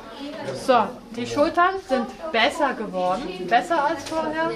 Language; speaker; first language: German; native; German